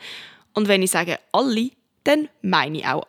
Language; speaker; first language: German; native; German